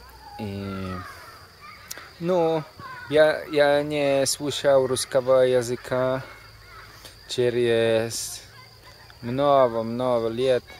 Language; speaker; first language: Russian; non-native, learner; Polish